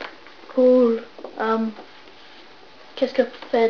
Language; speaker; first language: French; non-native, learner; English